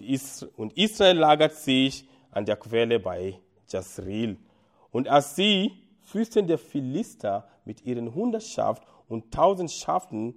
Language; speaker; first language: German; non-native, fluent; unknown